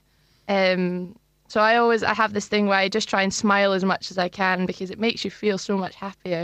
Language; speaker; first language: English; native; English